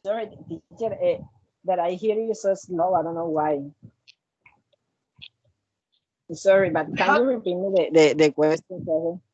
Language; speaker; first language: English; non-native, learner; Spanish